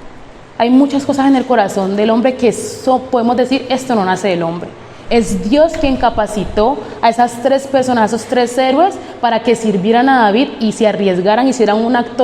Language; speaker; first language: Spanish; native; Spanish